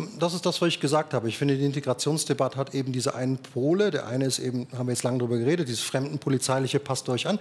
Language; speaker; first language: German; native; German